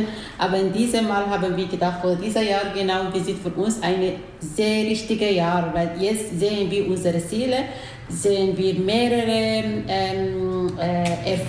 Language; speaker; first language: German; non-native, learner; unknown